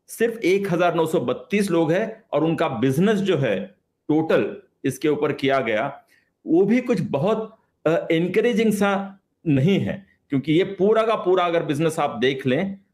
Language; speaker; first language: Hindi; non-native, local second language; Marathi